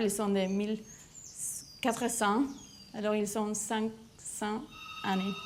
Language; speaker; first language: French; non-native, fluent; Spanish